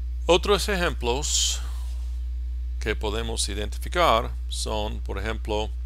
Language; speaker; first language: Spanish; non-native, fluent; English